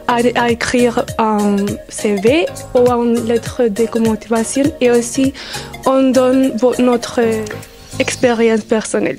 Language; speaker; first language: French; non-native, learner; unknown